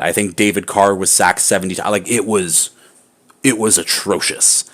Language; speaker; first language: English; native; English